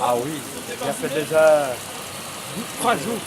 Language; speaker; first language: French; non-native, fluent; Portuguese